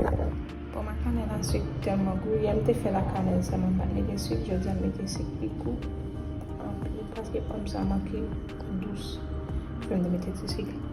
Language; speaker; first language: French; non-native, learner; Haitian Creole